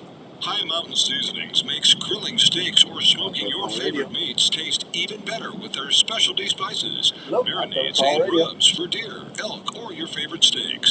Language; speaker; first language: English; native; English